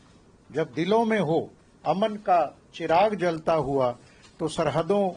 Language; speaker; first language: Urdu; native; Urdu